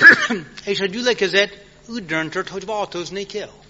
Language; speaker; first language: Hungarian; early bilingual, heritage; English